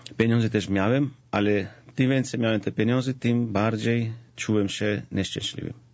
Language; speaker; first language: Polish; non-native, fluent; Georgian